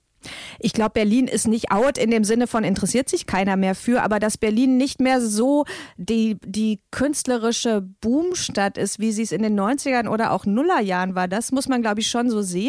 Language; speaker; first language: German; native; German